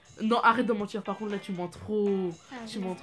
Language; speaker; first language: French; native; French